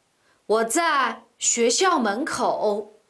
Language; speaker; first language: Chinese; non-native, local second language; Uyghur